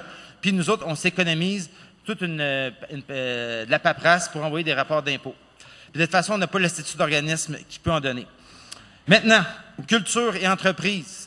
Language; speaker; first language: French; native; French